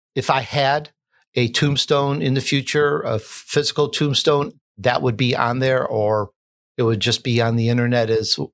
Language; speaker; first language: English; native; English